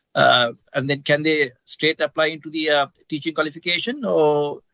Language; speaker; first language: English; non-native, local second language; Sinhala